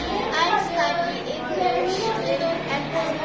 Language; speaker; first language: English; non-native, learner; Indonesian